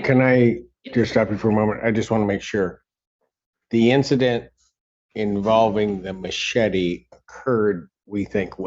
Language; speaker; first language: English; native; English